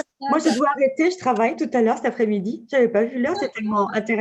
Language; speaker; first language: French; native; French